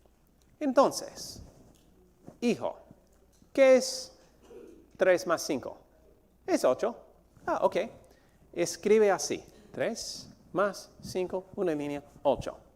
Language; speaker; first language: Spanish; non-native, fluent; English